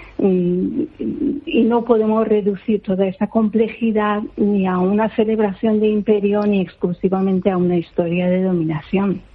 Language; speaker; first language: Spanish; non-native, fluent; Persian